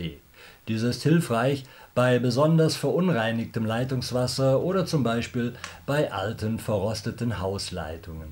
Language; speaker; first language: German; native; German